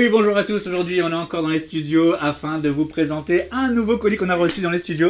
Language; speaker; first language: French; native; French